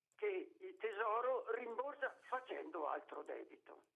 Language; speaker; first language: Italian; native; Italian